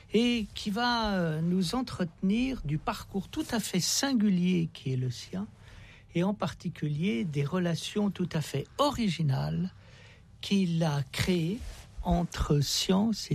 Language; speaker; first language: French; native; French